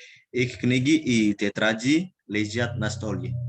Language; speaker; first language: Russian; non-native, learner; Indonesian